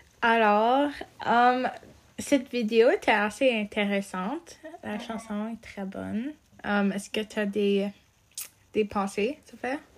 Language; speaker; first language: French; non-native, local second language; English